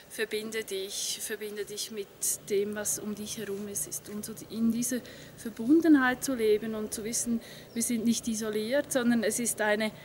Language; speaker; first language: German; native; German